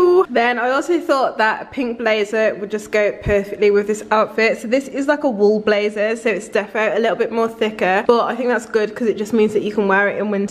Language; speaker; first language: English; native; English